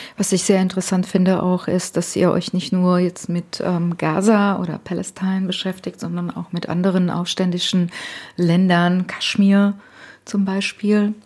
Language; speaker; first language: German; native; German